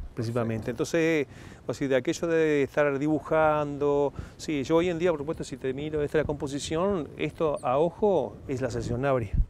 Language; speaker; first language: Spanish; native; Spanish